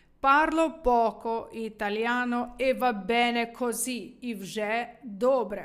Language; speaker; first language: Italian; non-native, fluent; Ukrainian